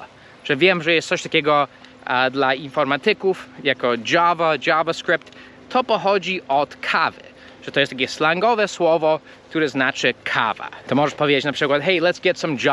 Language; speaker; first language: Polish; non-native, fluent; English